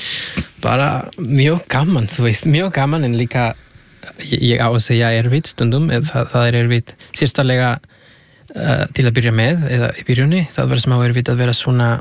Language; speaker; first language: Icelandic; non-native, fluent; Spanish